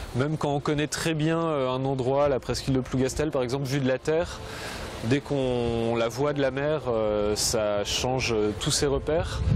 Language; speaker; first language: French; native; French